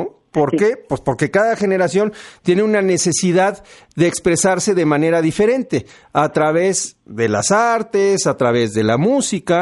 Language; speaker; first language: Spanish; native; Spanish